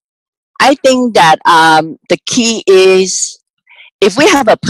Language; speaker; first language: English; non-native, local second language; Cantonese